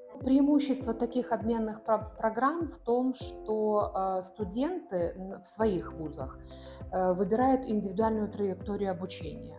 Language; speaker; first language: Russian; native; Russian